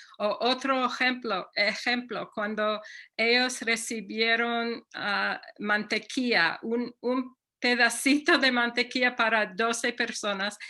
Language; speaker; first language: Spanish; non-native, fluent; English